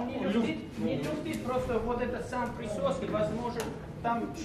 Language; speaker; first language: Russian; non-native, learner; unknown